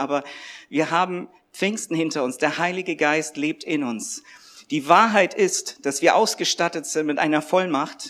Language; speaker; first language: German; native; German